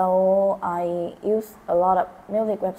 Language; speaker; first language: English; non-native, learner; Vietnamese